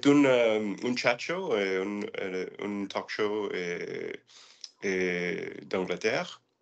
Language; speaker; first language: French; non-native, learner; English